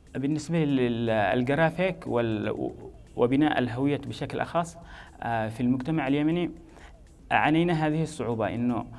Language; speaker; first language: Arabic; native; Arabic